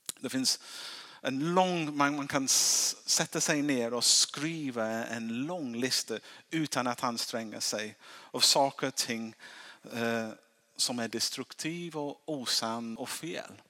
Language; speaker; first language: Swedish; non-native, fluent; English